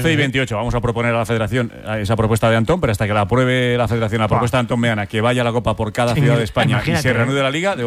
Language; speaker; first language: Spanish; native; Spanish